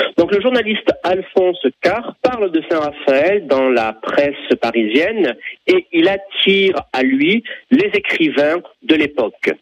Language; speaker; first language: French; native; French